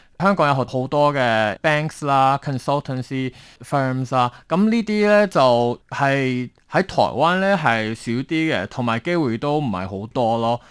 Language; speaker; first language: Cantonese; non-native, fluent; Chinese